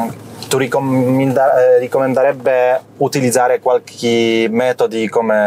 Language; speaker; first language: Italian; non-native, learner; Polish